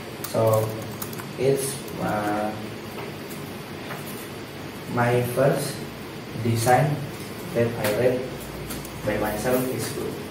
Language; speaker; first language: English; non-native, learner; Indonesian